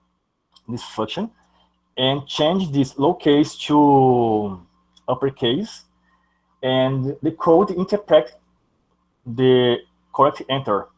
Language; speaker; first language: English; non-native, learner; Portuguese